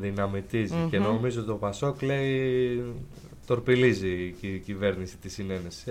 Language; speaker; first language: Greek; native; Greek